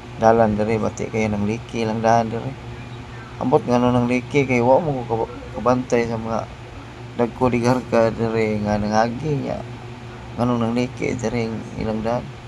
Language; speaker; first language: Cebuano; native; Cebuano